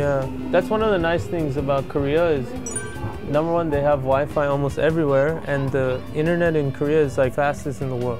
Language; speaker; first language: English; native; English